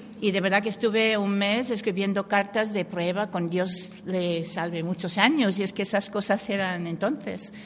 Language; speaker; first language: Spanish; non-native, fluent; English